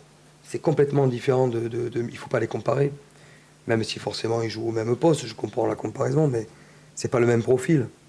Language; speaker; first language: French; native; French